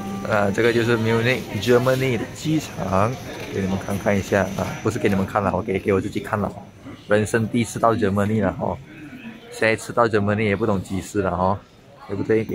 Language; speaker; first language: Chinese; native; Chinese